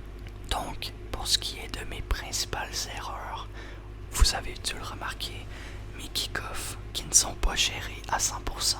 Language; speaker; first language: French; native; French